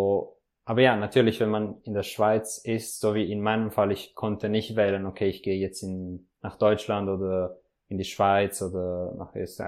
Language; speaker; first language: German; non-native, fluent; Italian